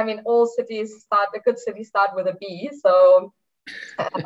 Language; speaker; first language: English; non-native, fluent; German